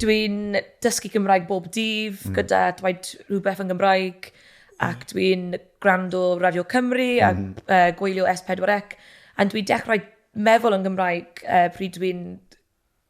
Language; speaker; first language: Welsh; non-native, learner; English